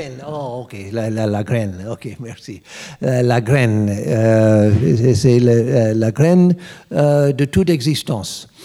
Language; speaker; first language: French; non-native, learner; English